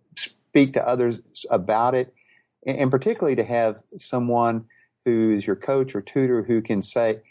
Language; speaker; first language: English; native; English